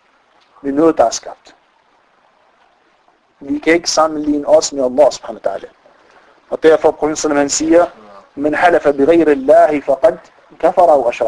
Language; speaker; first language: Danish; non-native, fluent; Arabic